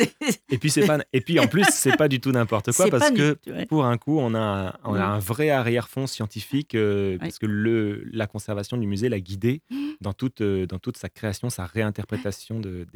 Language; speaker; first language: French; native; French